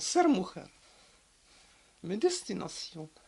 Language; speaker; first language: Spanish; non-native, learner; French